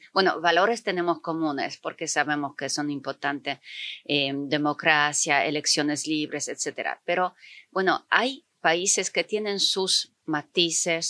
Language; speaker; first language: Spanish; non-native, fluent; Polish